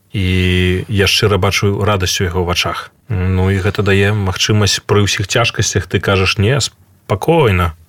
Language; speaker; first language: Belarusian; native; Belarusian